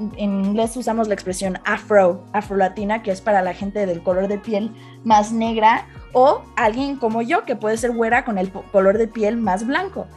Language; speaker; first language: Spanish; early bilingual, heritage; Spanish